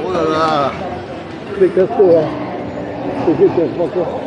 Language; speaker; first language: French; native; French